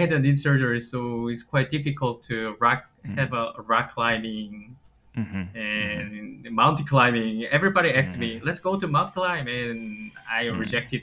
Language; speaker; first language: English; non-native, fluent; Korean